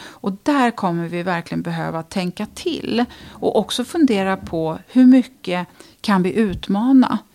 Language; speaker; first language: Swedish; native; Swedish